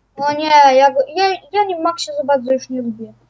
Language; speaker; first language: Polish; native; Polish